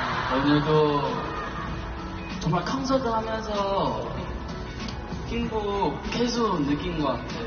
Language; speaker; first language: Korean; non-native, fluent; Chinese